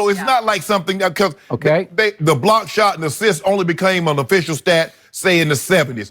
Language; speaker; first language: English; native; English